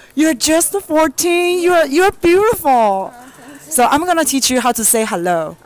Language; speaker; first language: English; non-native, fluent; Chinese